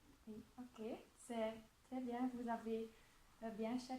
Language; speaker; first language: French; non-native, local second language; Dutch